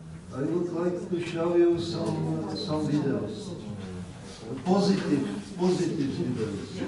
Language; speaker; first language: English; non-native, learner; Czech